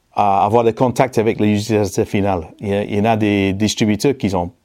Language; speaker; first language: French; non-native, fluent; English